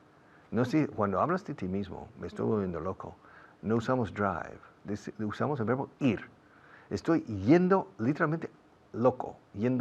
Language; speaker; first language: Spanish; non-native, fluent; English